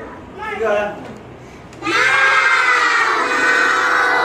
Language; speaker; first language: Chinese; non-native, learner; Lao